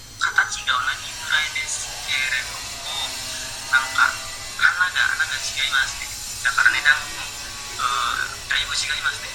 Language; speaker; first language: Japanese; non-native, learner; Indonesian